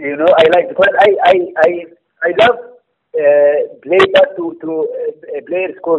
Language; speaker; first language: English; non-native, learner; Arabic